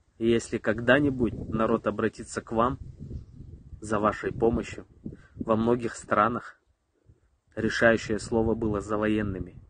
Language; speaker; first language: Russian; native; Russian